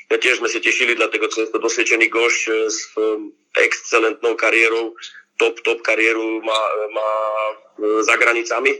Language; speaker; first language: Polish; non-native, learner; Slovak